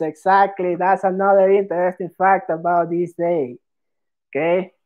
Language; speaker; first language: English; non-native, fluent; Spanish